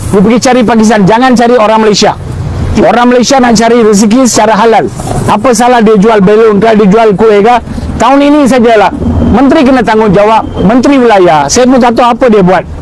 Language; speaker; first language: Malay; native; Malay